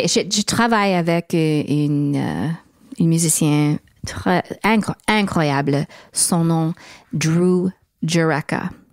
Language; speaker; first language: French; non-native, learner; English